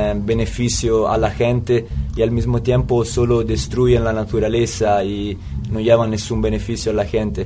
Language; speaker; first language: Spanish; non-native, fluent; Italian